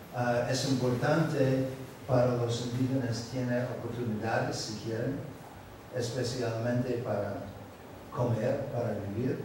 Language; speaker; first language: Spanish; non-native, fluent; English